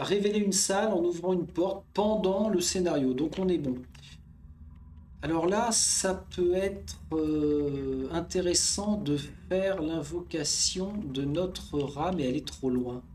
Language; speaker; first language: French; native; French